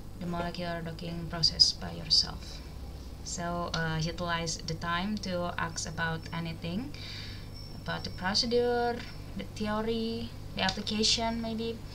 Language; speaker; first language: English; non-native, learner; Indonesian